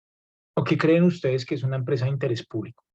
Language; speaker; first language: Spanish; native; Spanish